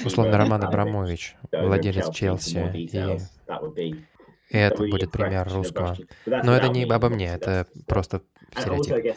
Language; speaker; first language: Russian; non-native, fluent; English